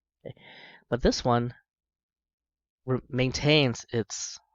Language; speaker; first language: English; native; English